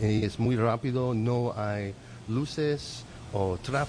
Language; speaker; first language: Spanish; non-native, learner; English